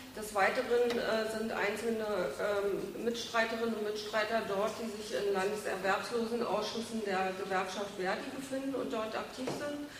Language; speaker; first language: German; native; German